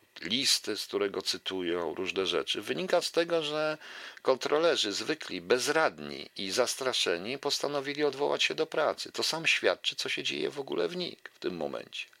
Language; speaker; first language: Polish; native; Polish